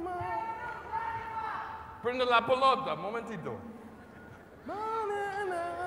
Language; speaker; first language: Spanish; non-native, learner; English